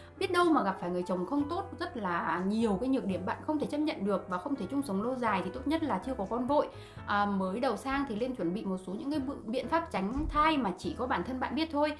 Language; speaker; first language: Vietnamese; native; Vietnamese